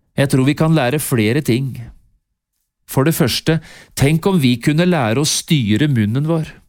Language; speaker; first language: Norwegian; native; Norwegian